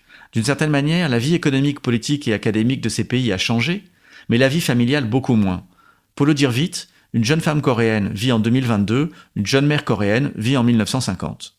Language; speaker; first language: French; native; French